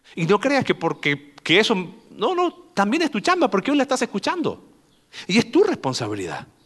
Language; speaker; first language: Spanish; native; Spanish